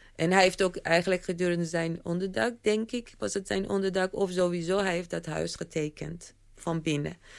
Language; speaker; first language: Dutch; non-native, fluent; Persian